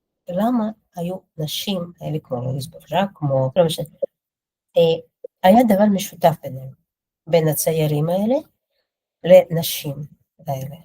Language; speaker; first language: Hebrew; non-native, fluent; Russian